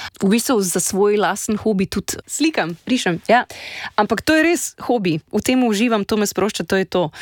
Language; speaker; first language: Slovenian; native; Slovenian